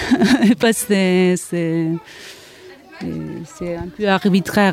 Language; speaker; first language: French; non-native, learner; Spanish